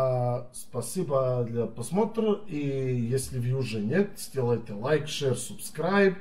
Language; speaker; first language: Russian; non-native, learner; Serbian